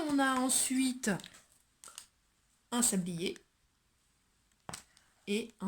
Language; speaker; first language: French; native; French